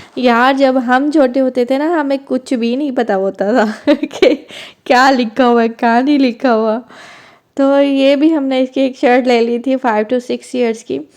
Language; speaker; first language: Urdu; native; Urdu